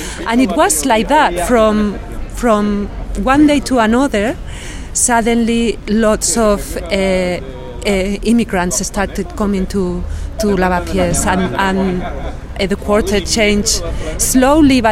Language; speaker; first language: English; non-native, fluent; Spanish